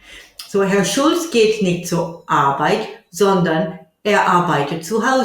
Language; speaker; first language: German; non-native, fluent; English